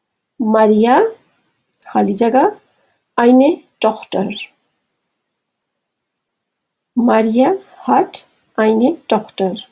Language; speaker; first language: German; non-native, fluent; Urdu